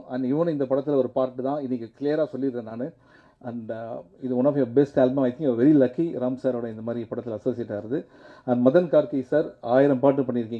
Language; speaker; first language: Tamil; native; Tamil